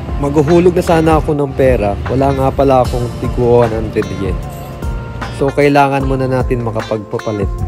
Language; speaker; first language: Filipino; native; Filipino